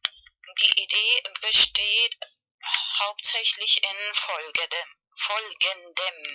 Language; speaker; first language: German; non-native, fluent; Spanish